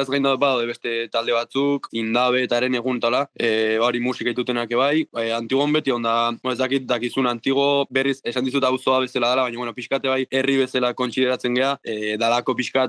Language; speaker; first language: Basque; native; Basque